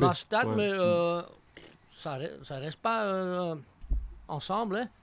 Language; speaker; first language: French; non-native, local second language; Dutch